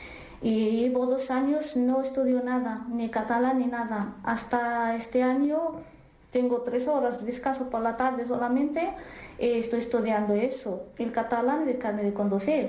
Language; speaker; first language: Spanish; non-native, learner; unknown